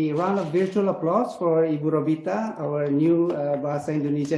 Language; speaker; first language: English; non-native, fluent; Indonesian